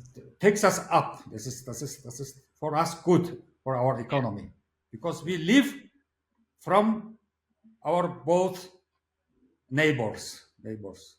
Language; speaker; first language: English; non-native, learner; Mongolian